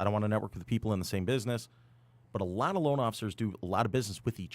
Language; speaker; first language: English; native; English